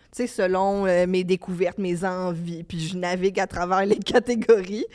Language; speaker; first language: French; native; French